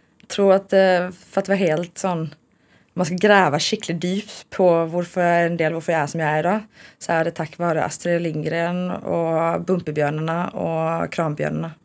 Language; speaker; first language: Swedish; native; Swedish